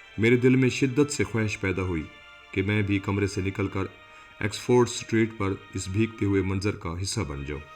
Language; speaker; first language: Urdu; non-native, local second language; Sindhi